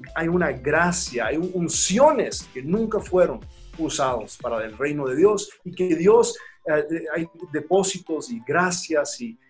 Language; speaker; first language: Spanish; early bilingual, heritage; Spanish